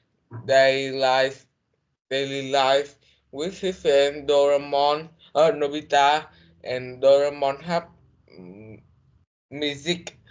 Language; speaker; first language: English; non-native, learner; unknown